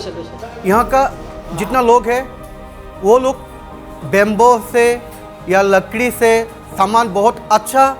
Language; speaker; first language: Hindi; non-native, local second language; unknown